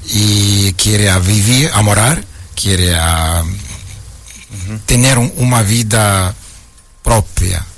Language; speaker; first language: Spanish; non-native, learner; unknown